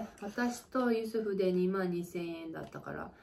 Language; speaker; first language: Japanese; native; Japanese